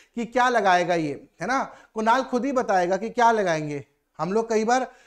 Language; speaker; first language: Hindi; native; Hindi